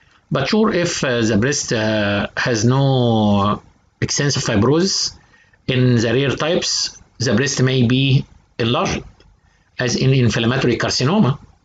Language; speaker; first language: English; non-native, fluent; Arabic